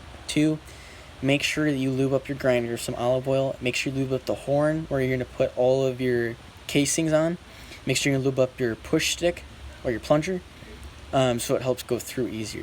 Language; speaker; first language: English; native; English